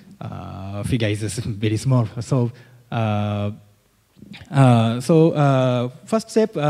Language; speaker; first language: English; non-native, learner; Japanese